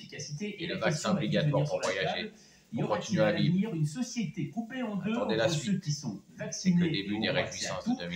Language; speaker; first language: French; native; French